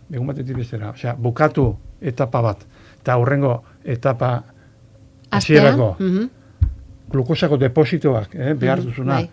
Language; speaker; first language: Basque; non-native, local second language; Spanish